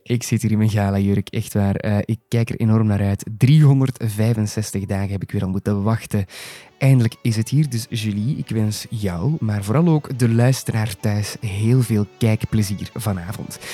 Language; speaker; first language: Dutch; native; Dutch